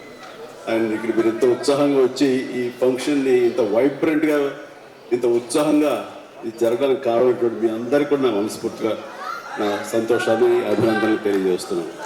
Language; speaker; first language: Telugu; native; Telugu